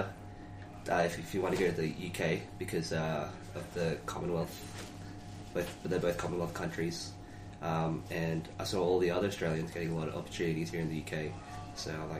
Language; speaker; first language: English; native; English